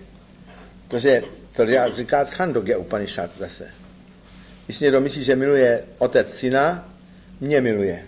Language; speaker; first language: Czech; native; Czech